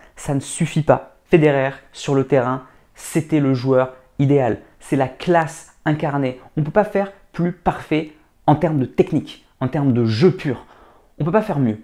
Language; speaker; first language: French; native; French